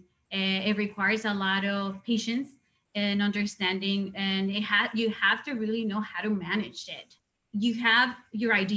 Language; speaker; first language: English; non-native, fluent; Spanish